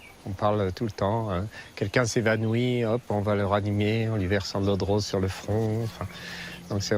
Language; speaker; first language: French; native; French